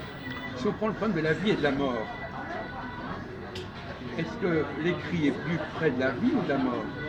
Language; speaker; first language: French; native; French